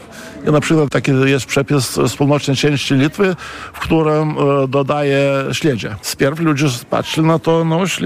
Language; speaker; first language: Polish; non-native, fluent; Lithuanian